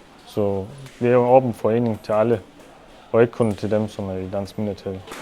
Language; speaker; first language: Danish; non-native, local second language; German